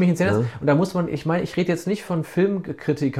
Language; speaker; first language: German; native; German